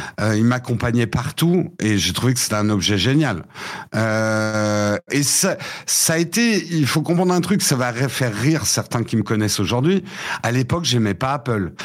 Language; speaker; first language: French; early bilingual, other home language; English